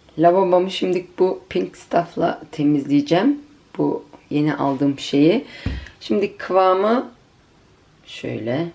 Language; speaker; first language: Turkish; native; Turkish